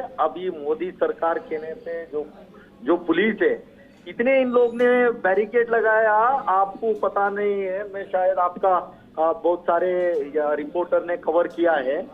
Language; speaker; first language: Hindi; non-native, local second language; Kannada